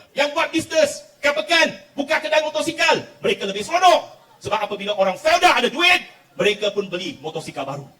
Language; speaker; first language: Malay; non-native, local second language; Chinese